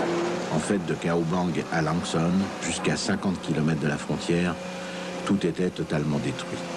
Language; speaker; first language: French; native; French